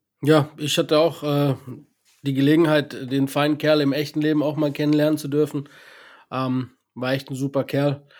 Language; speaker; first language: German; native; German